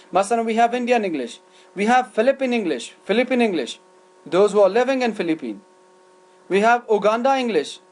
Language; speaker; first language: English; non-native, fluent; Persian